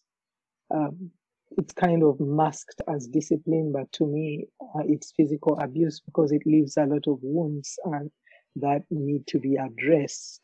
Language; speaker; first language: English; non-native, local second language; Ganda